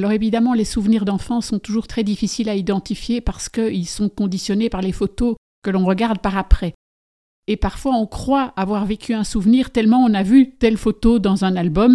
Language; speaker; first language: French; native; French